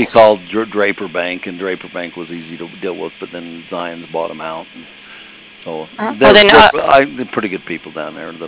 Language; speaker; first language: English; native; English